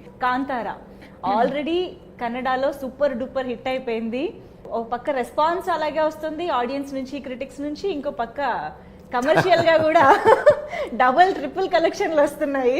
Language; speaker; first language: Telugu; native; Telugu